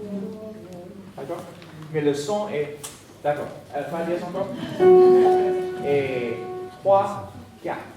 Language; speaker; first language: French; non-native, learner; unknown